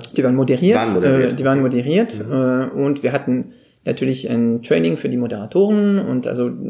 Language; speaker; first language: German; non-native, fluent; French